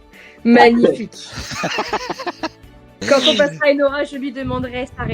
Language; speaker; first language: French; native; French